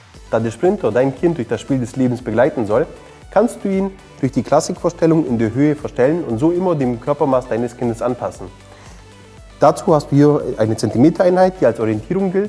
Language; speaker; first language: German; native; German